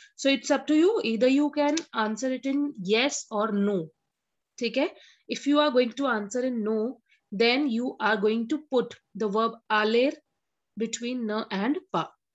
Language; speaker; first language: English; non-native, local second language; Hindi